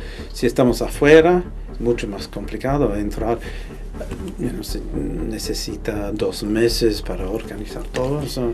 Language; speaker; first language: Spanish; non-native, fluent; English